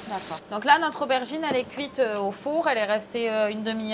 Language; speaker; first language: French; native; French